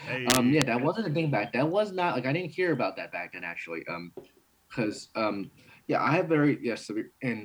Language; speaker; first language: English; early bilingual, other home language; Cantonese